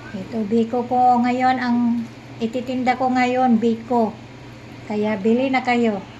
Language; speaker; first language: Filipino; non-native, local second language; Cebuano